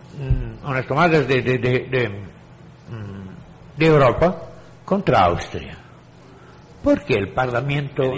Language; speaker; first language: Spanish; non-native, fluent; Italian